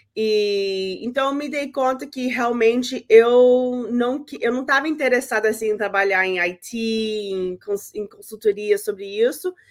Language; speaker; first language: Portuguese; early bilingual, heritage; Portuguese